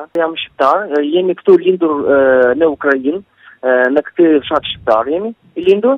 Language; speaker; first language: Albanian; early bilingual, heritage; Albanian